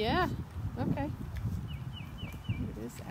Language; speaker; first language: English; native; English